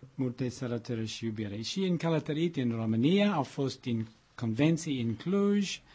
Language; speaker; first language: Romanian; non-native, learner; English